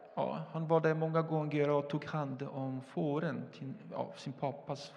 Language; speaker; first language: Swedish; non-native, fluent; Portuguese